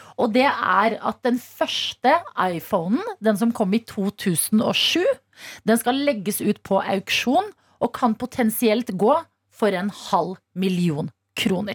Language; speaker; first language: Norwegian; native; Norwegian